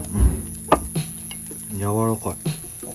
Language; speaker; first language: Japanese; native; Japanese